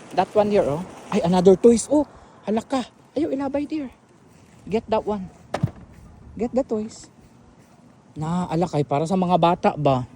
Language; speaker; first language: Filipino; non-native, local second language; Cebuano